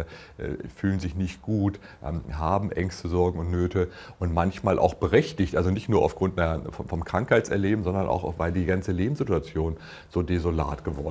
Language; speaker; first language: German; native; German